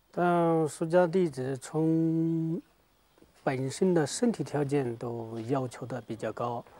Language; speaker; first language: Chinese; native; Chinese